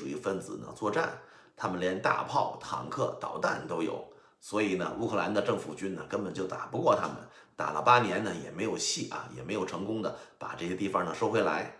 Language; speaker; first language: Chinese; native; Chinese